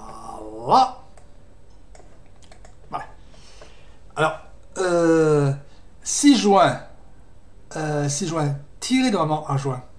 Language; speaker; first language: French; native; French